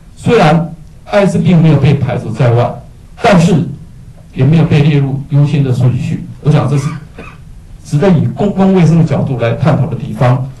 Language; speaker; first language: Chinese; native; Chinese